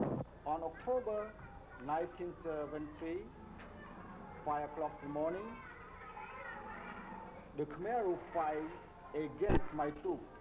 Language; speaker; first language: English; non-native, learner; Khmer